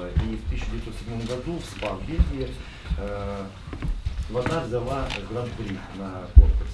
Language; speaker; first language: Russian; native; Russian